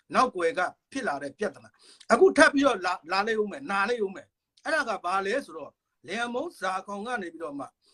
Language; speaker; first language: Burmese; non-native, local second language; Hakha Chin